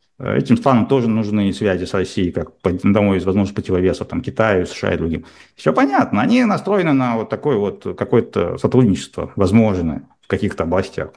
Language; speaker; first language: Russian; native; Russian